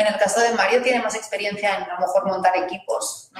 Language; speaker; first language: Spanish; native; Spanish